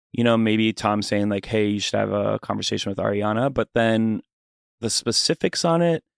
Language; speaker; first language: English; native; English